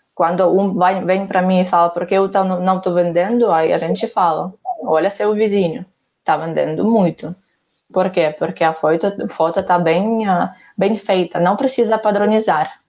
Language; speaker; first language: Portuguese; non-native, fluent; Ukrainian